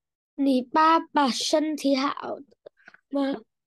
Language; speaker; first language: Chinese; non-native, learner; Vietnamese